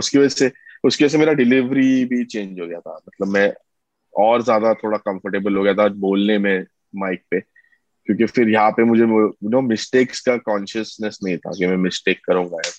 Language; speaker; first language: Hindi; native; Hindi